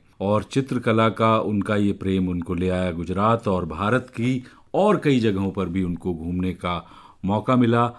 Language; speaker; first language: Hindi; native; Hindi